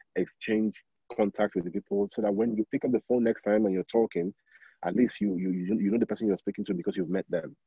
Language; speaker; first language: English; non-native, local second language; Yoruba